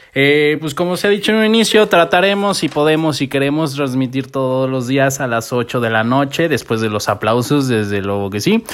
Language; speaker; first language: Spanish; native; Spanish